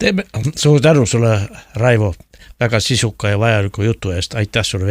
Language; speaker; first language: Estonian; native; Estonian